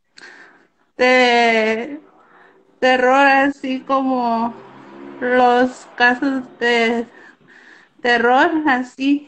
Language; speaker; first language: Spanish; early bilingual, heritage; Spanish